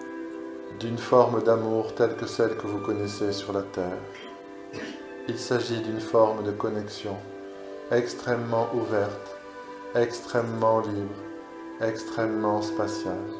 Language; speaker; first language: French; native; French